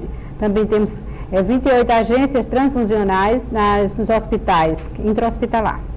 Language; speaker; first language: Portuguese; native; Portuguese